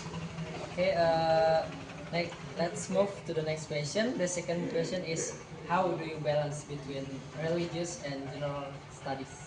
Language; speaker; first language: English; non-native, learner; Indonesian